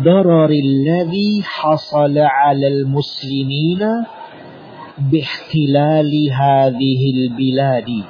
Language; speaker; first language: Arabic; non-native, fluent; Indonesian